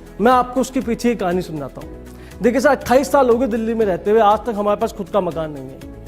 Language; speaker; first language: Hindi; native; Hindi